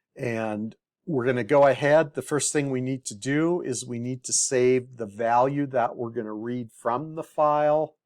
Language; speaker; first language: English; native; English